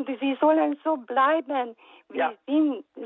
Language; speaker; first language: German; non-native, fluent; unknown